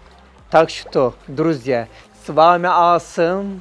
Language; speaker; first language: Russian; non-native, learner; Turkish